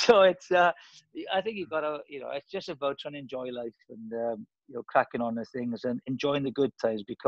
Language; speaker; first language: English; native; English